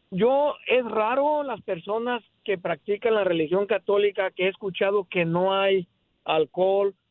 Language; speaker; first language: Spanish; native; Spanish